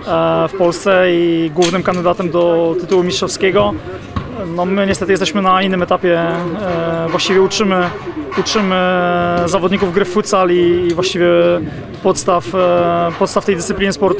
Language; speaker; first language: Polish; native; Polish